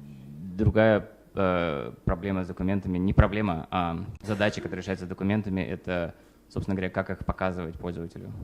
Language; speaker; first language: Russian; native; Russian